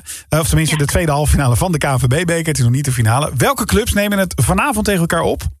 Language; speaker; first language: Dutch; native; Dutch